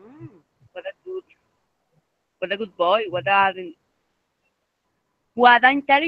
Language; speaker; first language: English; non-native, fluent; Spanish